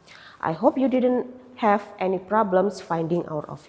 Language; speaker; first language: English; non-native, fluent; Indonesian